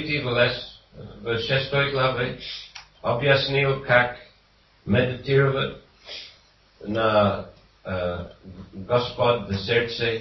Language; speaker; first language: Russian; non-native, fluent; English